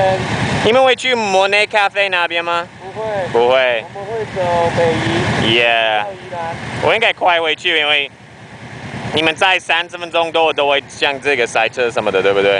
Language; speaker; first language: Chinese; non-native, fluent; English